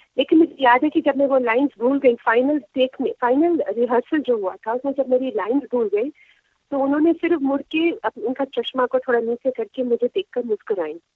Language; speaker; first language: Hindi; non-native, local second language; Tamil